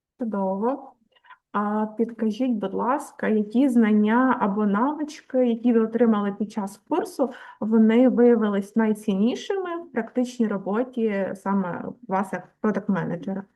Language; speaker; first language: Ukrainian; native; Ukrainian